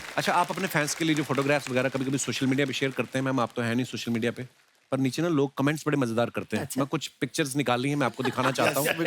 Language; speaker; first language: Hindi; non-native, local second language; Punjabi